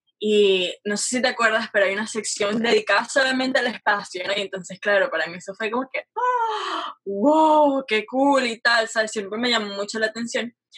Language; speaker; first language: Spanish; native; Spanish